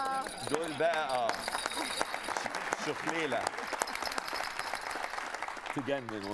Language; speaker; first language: Arabic; native; Arabic